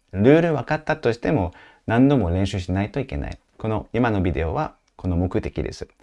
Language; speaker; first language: Japanese; non-native, fluent; French